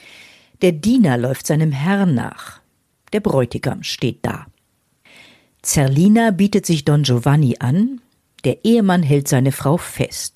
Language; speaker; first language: German; native; German